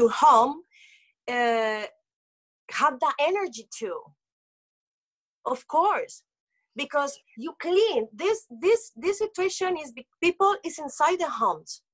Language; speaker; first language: English; non-native, local second language; Spanish